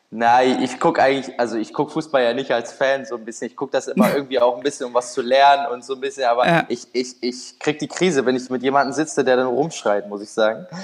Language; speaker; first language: German; native; German